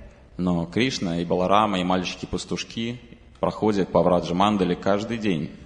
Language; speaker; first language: Russian; native; Russian